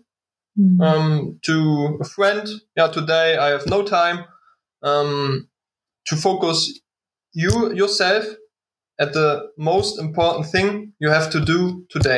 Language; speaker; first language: English; non-native, learner; German